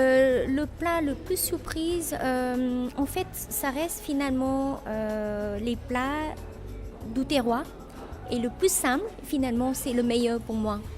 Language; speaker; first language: French; non-native, fluent; Vietnamese